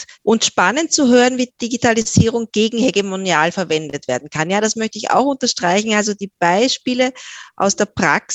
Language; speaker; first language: German; native; German